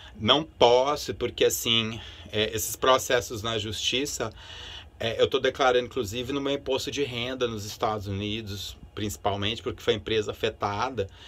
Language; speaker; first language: Portuguese; early bilingual, other home language; Spanish